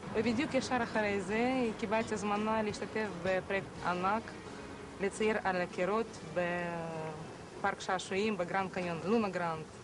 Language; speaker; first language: Hebrew; non-native, fluent; Russian